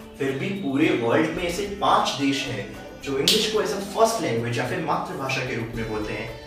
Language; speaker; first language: Hindi; native; Hindi